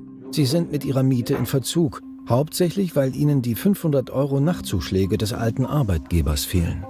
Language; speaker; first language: German; native; German